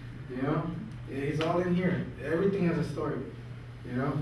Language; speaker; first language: English; early bilingual, other home language; Spanish